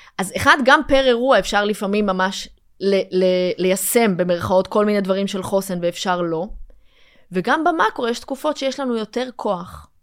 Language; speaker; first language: Hebrew; early bilingual, other home language; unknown